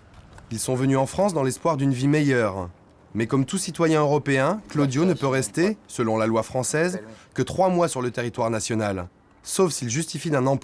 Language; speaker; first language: French; native; French